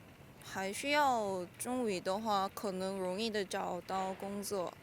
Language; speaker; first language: Chinese; non-native, learner; Korean